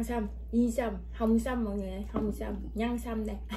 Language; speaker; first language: Korean; non-native, learner; Vietnamese